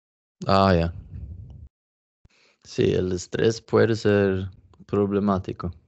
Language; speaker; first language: Spanish; non-native, learner; English